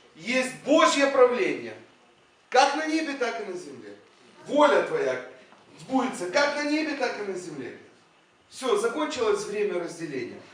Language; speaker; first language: Russian; non-native, local second language; Ukrainian